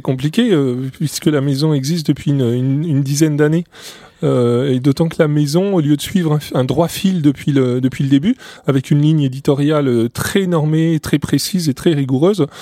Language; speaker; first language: French; native; French